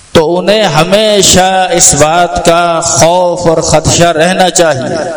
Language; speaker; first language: Urdu; native; Urdu